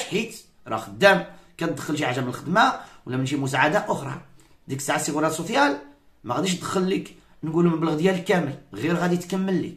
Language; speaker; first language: Arabic; native; Arabic